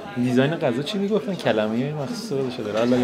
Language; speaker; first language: Persian; native; Persian